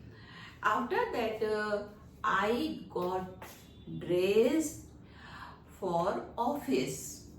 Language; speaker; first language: English; non-native, learner; Hindi